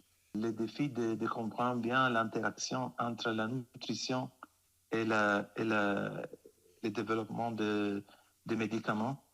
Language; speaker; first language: French; non-native, fluent; Italian